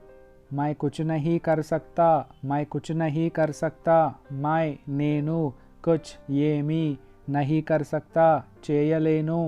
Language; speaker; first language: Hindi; non-native, local second language; Telugu